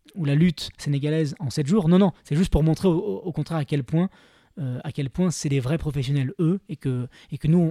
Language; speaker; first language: French; native; French